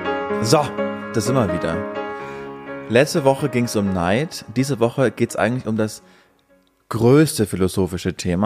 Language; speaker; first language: German; native; German